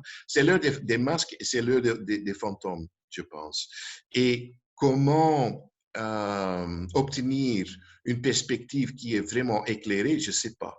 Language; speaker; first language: French; non-native, local second language; Dutch